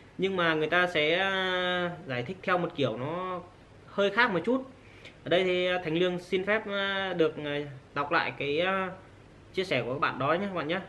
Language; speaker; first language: Vietnamese; non-native, local second language; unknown